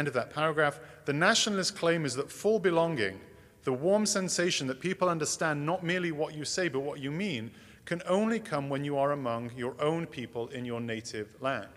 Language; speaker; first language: English; native; English